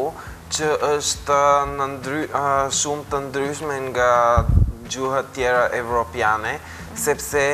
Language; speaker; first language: Albanian; non-native, fluent; Bulgarian